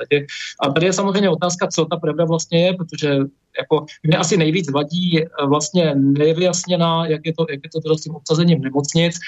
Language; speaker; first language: Czech; native; Czech